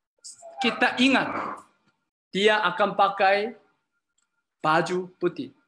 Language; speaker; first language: Indonesian; non-native, learner; Korean